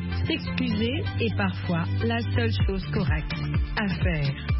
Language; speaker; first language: French; non-native, fluent; English